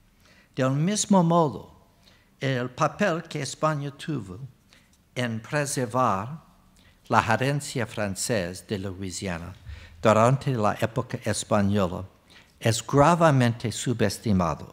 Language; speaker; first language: Spanish; non-native, fluent; English